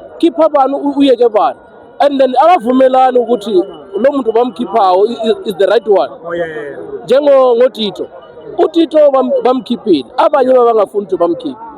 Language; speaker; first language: Zulu; non-native, local second language; Venda